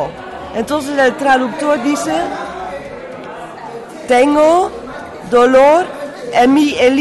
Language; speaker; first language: Spanish; non-native, fluent; Dutch